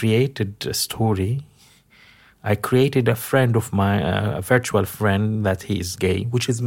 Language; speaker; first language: English; non-native, fluent; Arabic